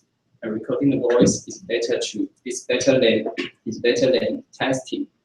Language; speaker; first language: English; non-native, fluent; Chinese